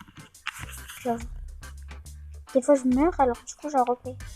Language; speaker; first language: French; native; French